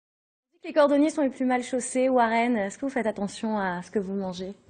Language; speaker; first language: French; native; French